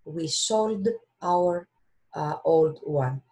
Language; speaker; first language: English; non-native, fluent; Greek